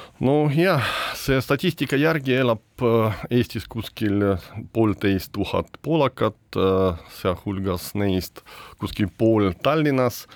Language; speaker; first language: Estonian; non-native, learner; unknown